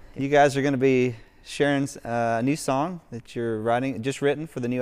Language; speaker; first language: English; native; English